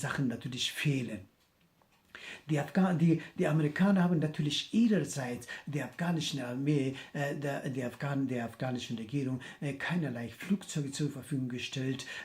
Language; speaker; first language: German; non-native, fluent; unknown